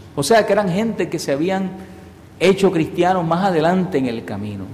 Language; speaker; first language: Spanish; native; Spanish